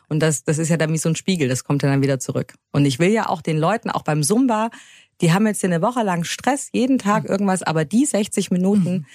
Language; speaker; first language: German; native; German